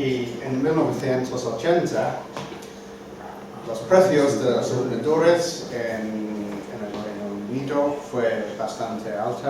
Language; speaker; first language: Spanish; non-native, fluent; English